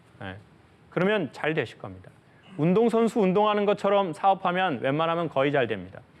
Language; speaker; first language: Korean; native; Korean